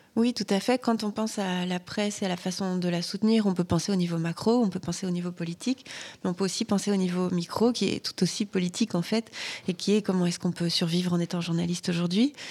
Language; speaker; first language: French; native; French